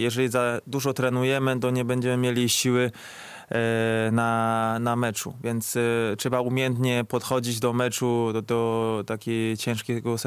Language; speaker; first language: Polish; non-native, fluent; Chinese